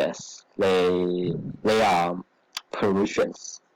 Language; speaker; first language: English; non-native, learner; Chinese